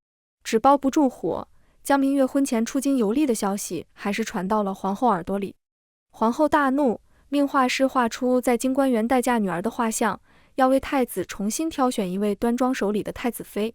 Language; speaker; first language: Chinese; native; Chinese